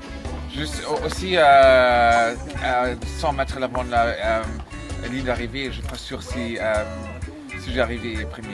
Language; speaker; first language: French; non-native, learner; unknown